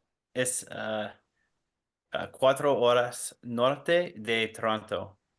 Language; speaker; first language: Spanish; non-native, learner; English